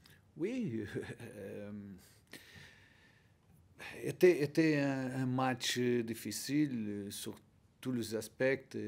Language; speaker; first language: French; non-native, learner; Portuguese